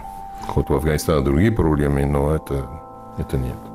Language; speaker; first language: Russian; non-native, fluent; English